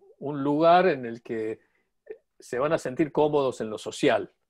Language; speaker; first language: Spanish; native; Spanish